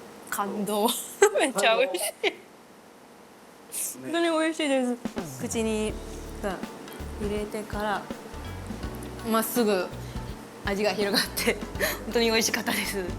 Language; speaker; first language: Japanese; non-native, learner; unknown